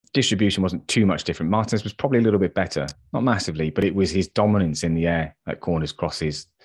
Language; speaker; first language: English; native; English